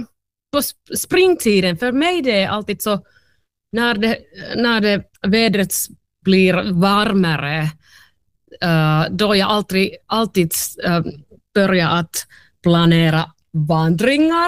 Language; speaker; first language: Swedish; non-native, local second language; Finnish